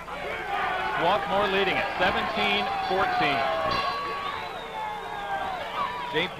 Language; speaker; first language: English; native; English